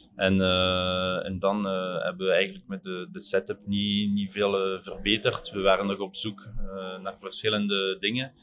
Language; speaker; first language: Dutch; non-native, fluent; Luxembourgish